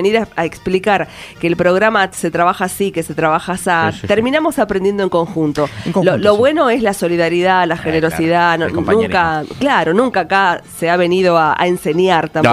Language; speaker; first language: Spanish; native; Spanish